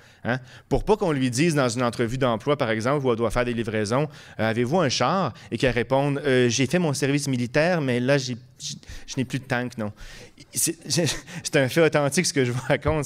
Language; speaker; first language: French; native; French